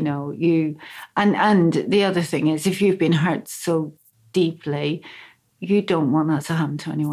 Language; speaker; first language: English; native; English